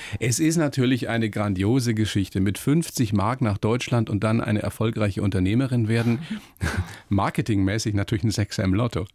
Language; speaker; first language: German; native; German